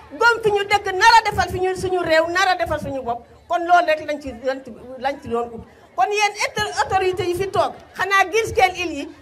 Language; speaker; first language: Wolof; non-native, local second language; Serer